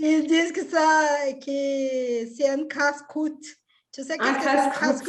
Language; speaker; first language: French; non-native, fluent; Portuguese